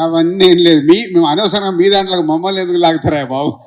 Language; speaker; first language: Telugu; native; Telugu